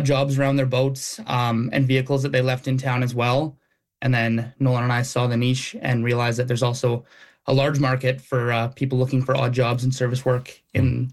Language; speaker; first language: English; native; English